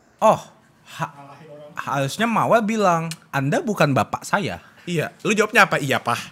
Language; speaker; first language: Indonesian; native; Indonesian